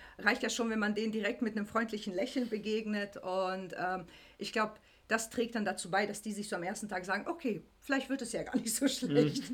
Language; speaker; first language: German; native; German